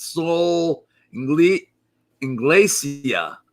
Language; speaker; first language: Spanish; non-native, learner; English